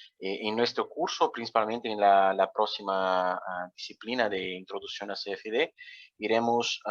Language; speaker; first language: Spanish; non-native, fluent; Portuguese